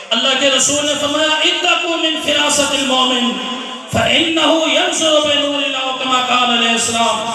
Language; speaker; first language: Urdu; non-native, local second language; Sindhi